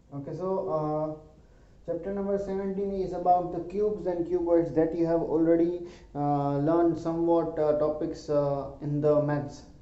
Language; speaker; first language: English; non-native, local second language; Hindi